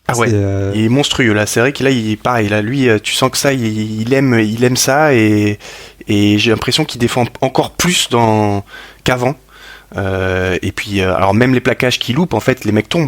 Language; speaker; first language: French; native; French